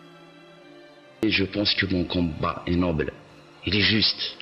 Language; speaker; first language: French; non-native, local second language; Kabyle